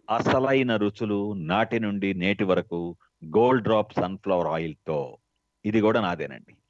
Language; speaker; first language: Telugu; native; Telugu